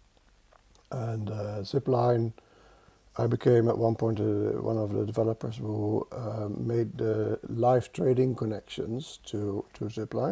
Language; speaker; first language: English; non-native, fluent; Dutch